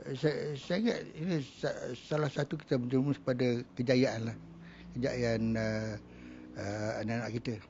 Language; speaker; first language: Malay; native; Malay